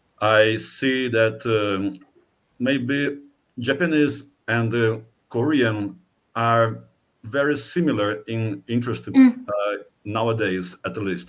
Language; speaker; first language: English; non-native, fluent; Portuguese